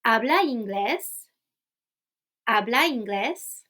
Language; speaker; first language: Spanish; non-native, fluent; English